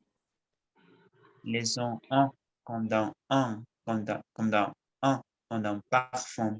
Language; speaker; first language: French; non-native, learner; Spanish